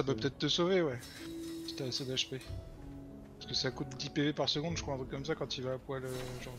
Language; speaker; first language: French; native; French